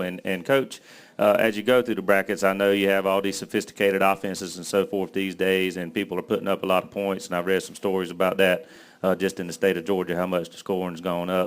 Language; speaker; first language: English; native; English